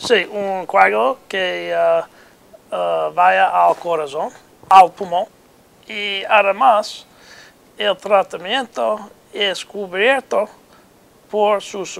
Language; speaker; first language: Spanish; non-native, learner; English